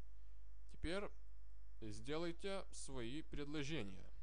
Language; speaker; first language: Russian; non-native, fluent; Lithuanian